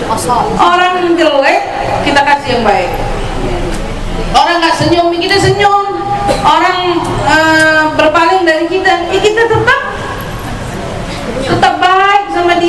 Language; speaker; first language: Indonesian; native; Indonesian